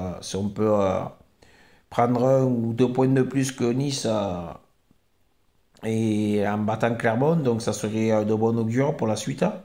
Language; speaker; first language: French; native; French